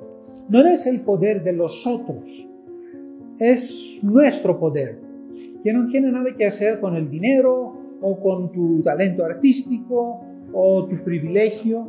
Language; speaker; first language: Spanish; non-native, fluent; Greek